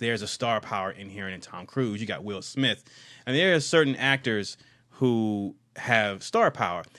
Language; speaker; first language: English; native; English